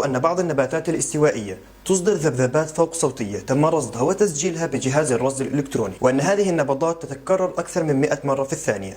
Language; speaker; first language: Arabic; native; Arabic